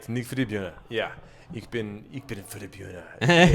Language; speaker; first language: German; non-native, learner; English